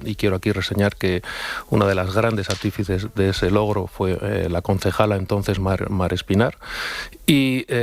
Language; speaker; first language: Spanish; native; Spanish